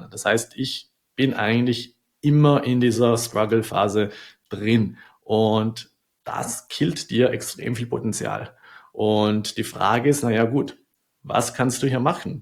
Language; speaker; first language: German; native; German